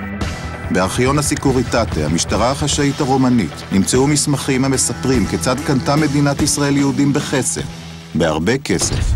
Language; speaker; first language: Hebrew; native; Hebrew